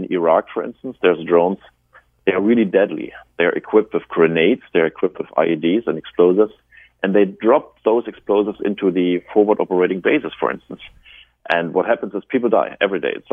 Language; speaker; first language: English; non-native, fluent; German